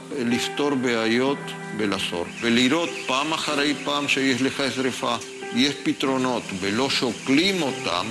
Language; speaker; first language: Hebrew; non-native, fluent; Spanish